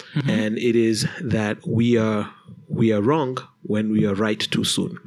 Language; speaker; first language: English; non-native, local second language; Kinyarwanda